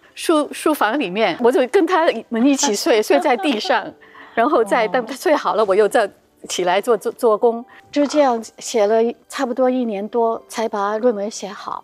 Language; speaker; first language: Chinese; non-native, local second language; Cantonese